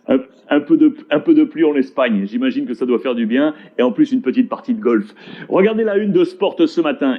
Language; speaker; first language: French; native; French